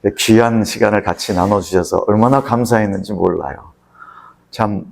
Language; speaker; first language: Korean; native; Korean